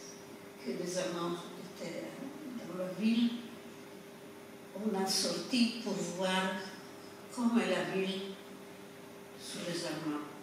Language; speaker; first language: French; non-native, fluent; Polish